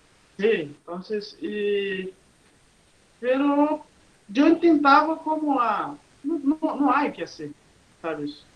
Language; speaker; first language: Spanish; non-native, learner; Portuguese